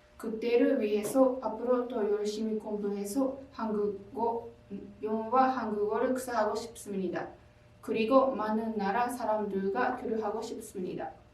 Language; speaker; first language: Korean; non-native, learner; Japanese